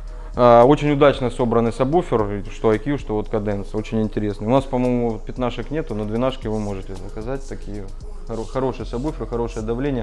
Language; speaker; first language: Russian; native; Russian